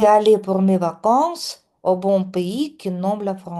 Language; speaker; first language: French; non-native, fluent; Russian